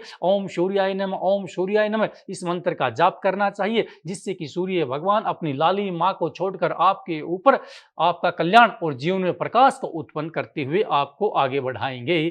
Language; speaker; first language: Hindi; native; Hindi